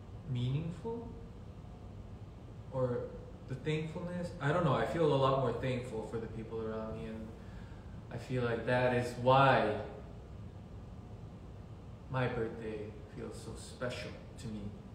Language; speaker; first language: English; early bilingual, other home language; Korean